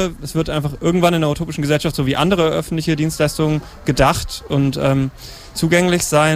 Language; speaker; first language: German; native; German